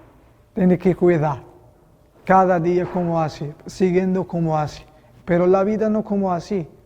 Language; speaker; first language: Spanish; non-native, learner; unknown